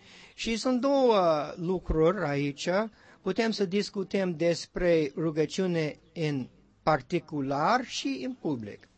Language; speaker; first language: Romanian; non-native, learner; English